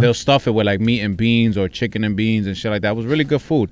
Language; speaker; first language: English; early bilingual, other home language; Spanish